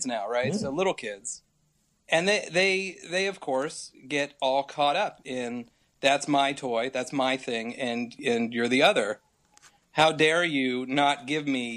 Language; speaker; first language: English; native; English